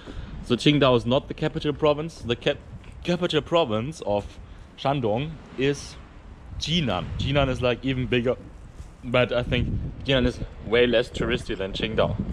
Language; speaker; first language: English; non-native, fluent; German